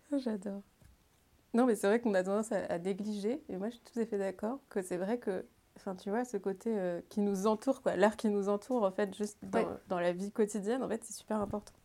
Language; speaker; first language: French; native; French